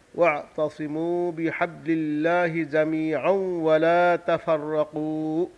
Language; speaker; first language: Arabic; non-native, fluent; Bangla